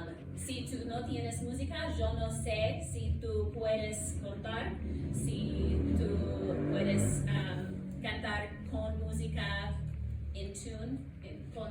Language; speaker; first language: Spanish; non-native, learner; English